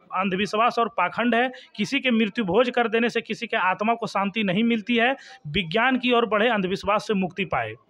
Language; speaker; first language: Hindi; native; Hindi